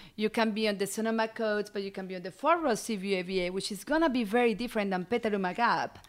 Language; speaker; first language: English; non-native, fluent; Spanish